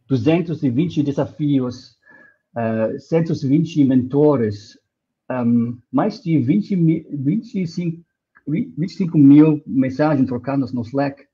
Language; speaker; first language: Portuguese; non-native, fluent; German